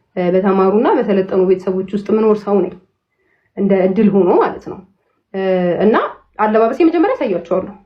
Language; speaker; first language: Amharic; native; Amharic